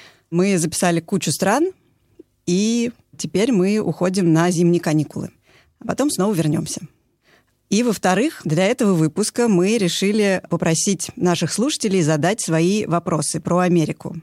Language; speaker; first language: Russian; native; Russian